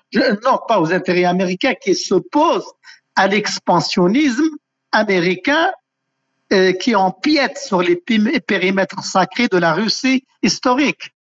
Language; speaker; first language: French; non-native, local second language; Arabic